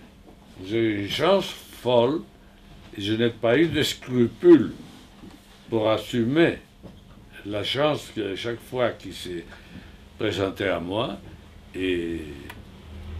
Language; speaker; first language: French; non-native, fluent; Spanish